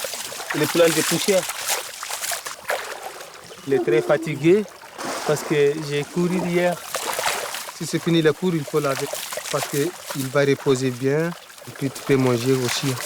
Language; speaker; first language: French; non-native, local second language; Fula